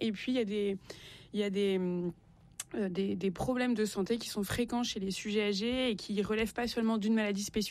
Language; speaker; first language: French; native; French